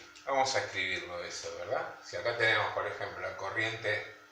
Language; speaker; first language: Spanish; native; Spanish